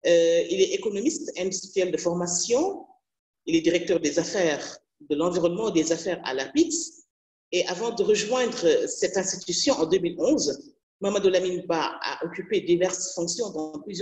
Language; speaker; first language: French; non-native, local second language; Wolof